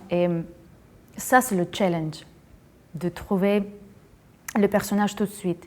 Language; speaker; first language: French; non-native, fluent; Russian